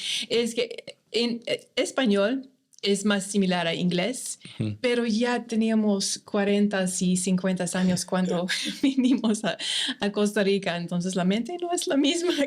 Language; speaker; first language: Spanish; non-native, fluent; English